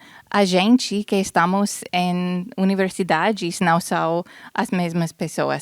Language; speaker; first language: Portuguese; non-native, fluent; English